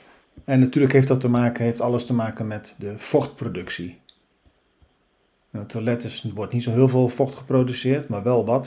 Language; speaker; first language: Dutch; native; Dutch